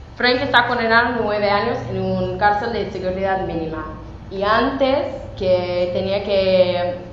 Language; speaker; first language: Spanish; non-native, fluent; English